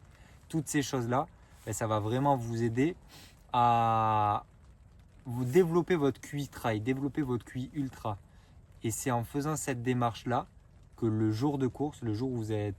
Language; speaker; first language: French; native; French